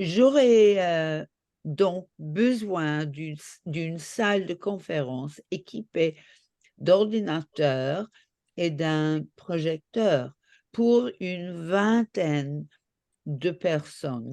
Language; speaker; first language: French; non-native, learner; English